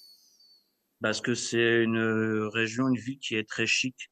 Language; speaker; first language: French; early bilingual, other home language; Kabyle